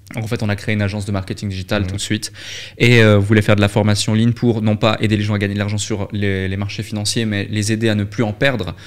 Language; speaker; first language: French; native; French